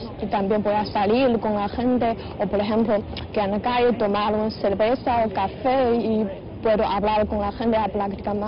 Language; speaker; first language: Spanish; non-native, learner; Chinese